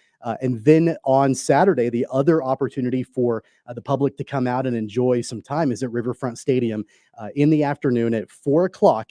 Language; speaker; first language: English; native; English